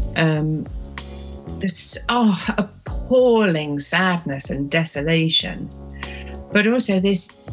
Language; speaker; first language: English; native; English